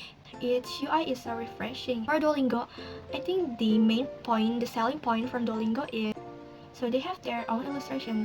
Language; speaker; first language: English; non-native, learner; Indonesian